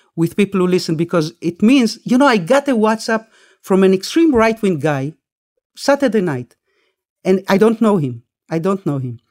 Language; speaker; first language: English; early bilingual, other home language; Spanish